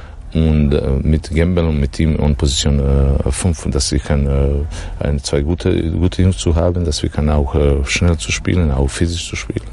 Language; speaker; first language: German; non-native, learner; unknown